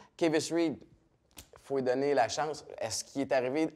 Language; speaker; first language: French; native; French